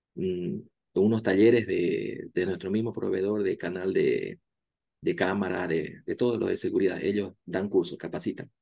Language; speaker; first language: Spanish; native; Spanish